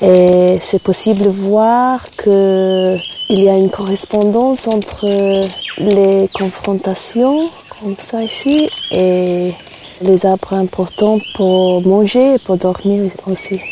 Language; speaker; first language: French; non-native, fluent; English